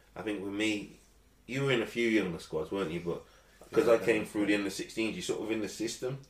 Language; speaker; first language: English; early bilingual, other home language; Yoruba